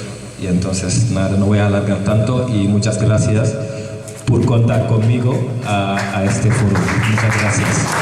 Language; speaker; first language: Spanish; non-native, fluent; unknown